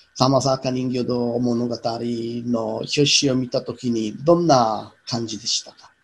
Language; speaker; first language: Japanese; non-native, fluent; Italian